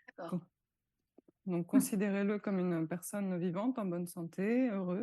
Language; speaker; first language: French; native; French